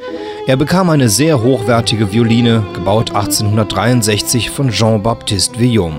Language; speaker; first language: German; native; German